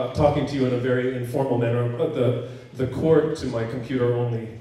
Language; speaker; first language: English; native; English